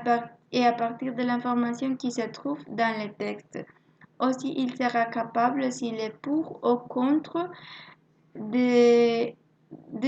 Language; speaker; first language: French; non-native, learner; Spanish